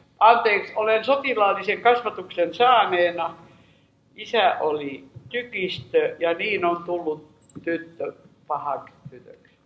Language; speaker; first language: Finnish; non-native, local second language; Swedish